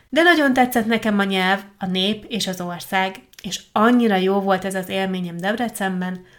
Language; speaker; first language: Hungarian; non-native, fluent; Italian